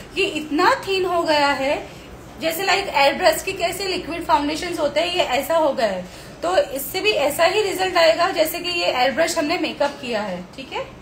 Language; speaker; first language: Hindi; non-native, local second language; Gujarati